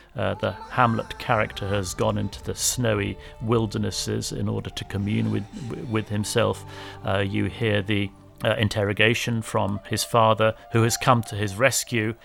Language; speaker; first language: English; native; English